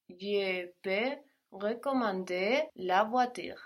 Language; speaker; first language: French; non-native, learner; English